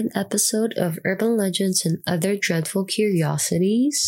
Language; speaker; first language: English; non-native, local second language; Filipino